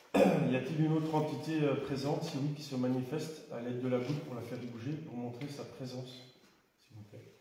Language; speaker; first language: French; native; French